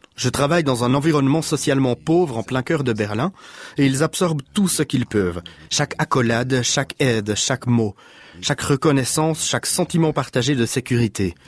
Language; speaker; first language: French; non-native, fluent; German